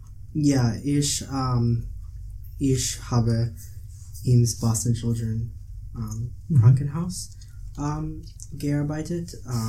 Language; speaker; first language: German; non-native, learner; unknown